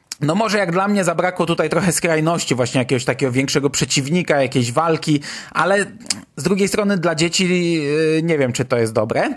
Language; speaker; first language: Polish; native; Polish